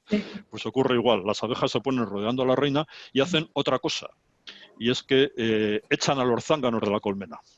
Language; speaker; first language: Spanish; native; Spanish